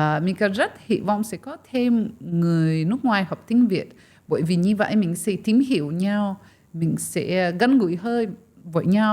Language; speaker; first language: Vietnamese; non-native, fluent; French